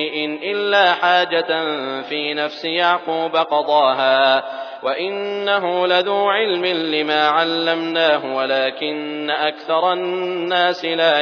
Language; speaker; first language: Arabic; native; Arabic